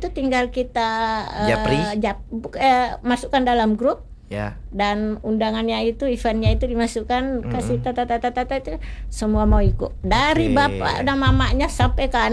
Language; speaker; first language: Indonesian; native; Indonesian